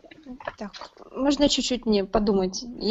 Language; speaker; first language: Russian; native; Russian